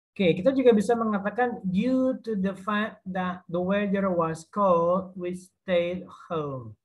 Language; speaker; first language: English; non-native, fluent; Indonesian